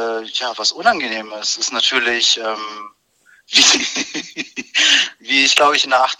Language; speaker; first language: German; native; German